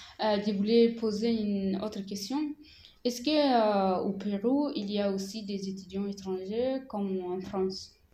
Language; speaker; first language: French; non-native, learner; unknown